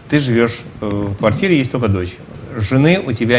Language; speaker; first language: Russian; native; Russian